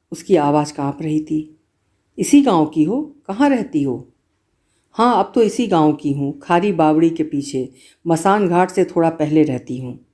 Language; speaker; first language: Hindi; native; Hindi